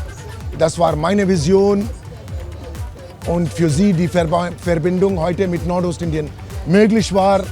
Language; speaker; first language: German; non-native, learner; Assamese